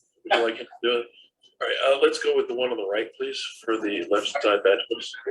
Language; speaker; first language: English; native; English